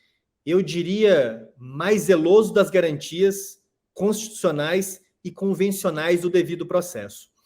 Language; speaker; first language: Portuguese; native; Portuguese